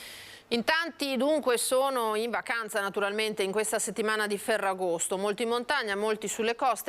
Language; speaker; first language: Italian; native; Italian